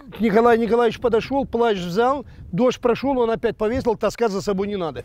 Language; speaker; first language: Russian; non-native, local second language; Crimean Tatar